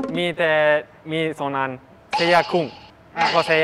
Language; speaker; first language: Thai; non-native, learner; Japanese